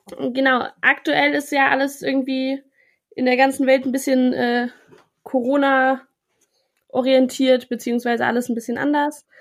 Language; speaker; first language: German; native; German